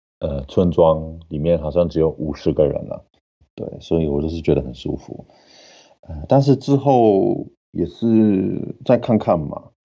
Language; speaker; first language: Chinese; non-native, fluent; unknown